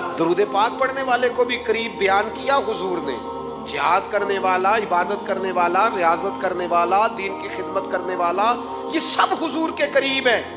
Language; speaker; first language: Urdu; non-native, local second language; Punjabi